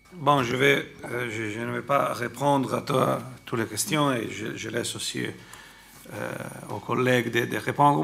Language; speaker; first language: French; non-native, fluent; Italian